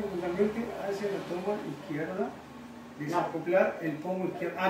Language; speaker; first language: Spanish; native; Spanish